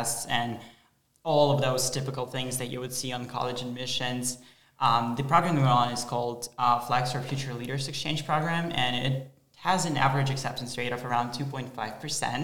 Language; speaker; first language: English; non-native, fluent; Ukrainian